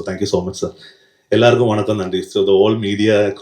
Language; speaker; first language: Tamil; non-native, learner; Malayalam